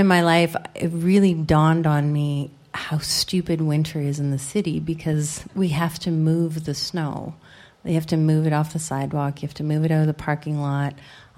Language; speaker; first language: English; native; English